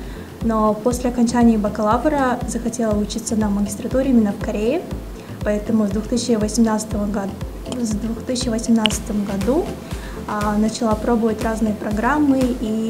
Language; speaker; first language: Russian; non-native, local second language; Kazakh